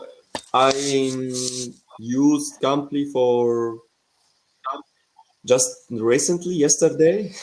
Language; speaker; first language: English; non-native, fluent; Arabic